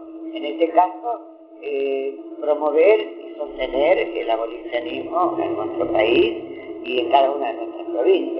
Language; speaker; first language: Spanish; native; Spanish